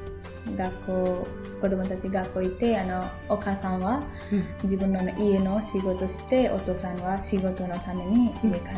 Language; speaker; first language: Japanese; non-native, learner; Nepali